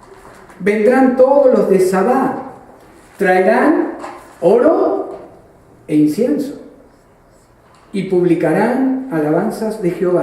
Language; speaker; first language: Spanish; native; Spanish